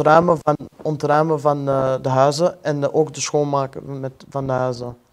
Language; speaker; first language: Dutch; non-native, fluent; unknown